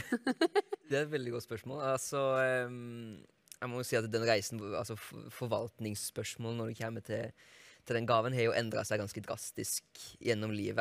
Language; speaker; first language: Norwegian; native; Norwegian